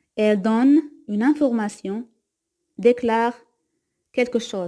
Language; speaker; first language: French; non-native, local second language; Arabic